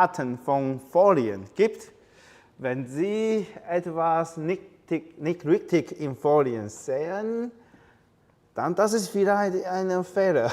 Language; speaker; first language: German; non-native, learner; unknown